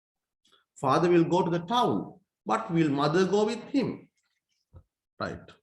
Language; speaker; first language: English; non-native, local second language; Sinhala